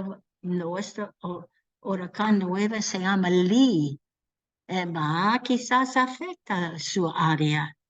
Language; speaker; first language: Spanish; non-native, learner; English